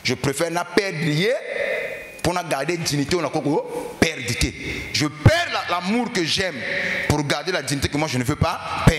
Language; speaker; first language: French; non-native, local second language; Lingala